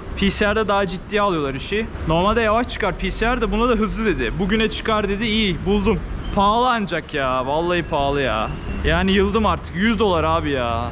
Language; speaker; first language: Turkish; native; Turkish